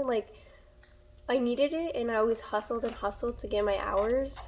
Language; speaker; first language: English; native; English